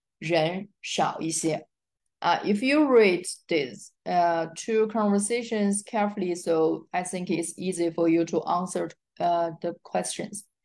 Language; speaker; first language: English; non-native, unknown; Chinese